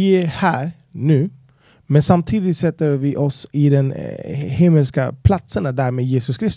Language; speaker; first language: Swedish; non-native, fluent; Spanish